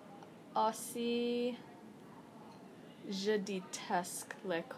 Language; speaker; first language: French; non-native, learner; English